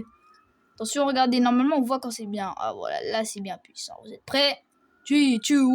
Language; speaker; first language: French; native; French